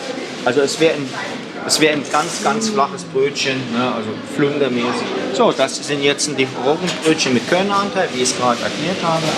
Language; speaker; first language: German; native; German